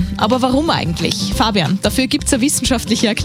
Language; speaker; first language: German; native; German